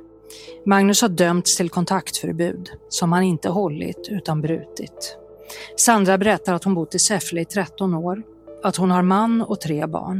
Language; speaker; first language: Swedish; native; Swedish